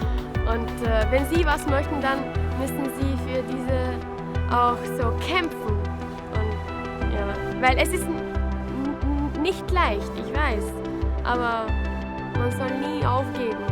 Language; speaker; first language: German; non-native, fluent; Albanian